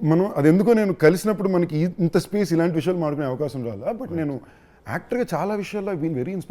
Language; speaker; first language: Telugu; native; Telugu